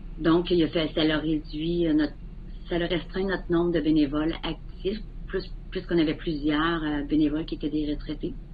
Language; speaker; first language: French; native; French